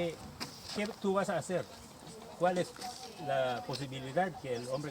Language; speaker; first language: Spanish; non-native, learner; French